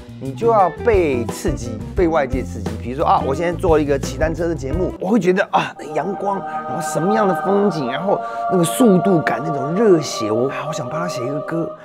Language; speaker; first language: Chinese; native; Chinese